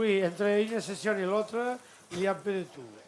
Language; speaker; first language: French; non-native, fluent; Catalan